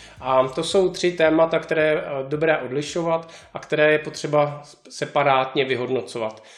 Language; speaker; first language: Czech; native; Czech